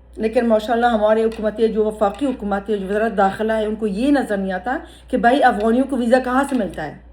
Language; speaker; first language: Urdu; early bilingual, heritage; Urdu